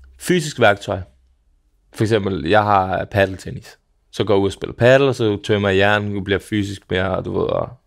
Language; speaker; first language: Danish; early bilingual, other home language; Serbian